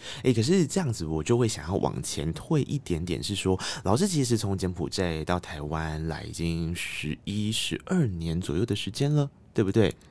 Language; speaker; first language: Chinese; native; Chinese